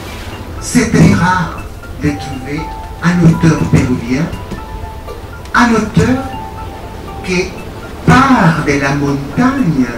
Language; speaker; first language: French; non-native, fluent; Spanish